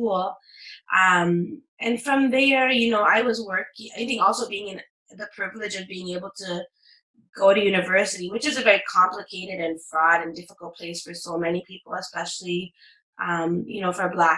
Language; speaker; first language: English; native; English